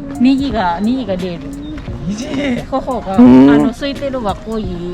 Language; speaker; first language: Japanese; native; Japanese